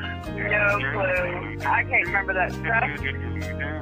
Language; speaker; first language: English; native; English